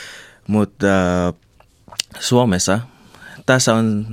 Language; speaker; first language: Finnish; non-native, learner; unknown